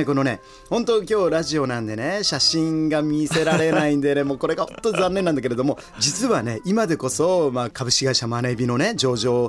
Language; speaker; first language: Japanese; native; Japanese